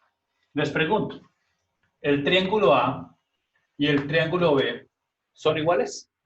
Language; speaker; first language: Spanish; native; Spanish